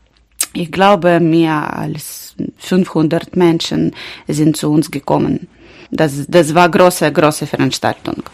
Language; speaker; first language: German; non-native, learner; Ukrainian